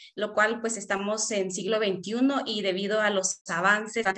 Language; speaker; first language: Spanish; native; Spanish